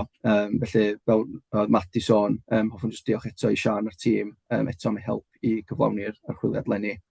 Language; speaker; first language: Welsh; native; Welsh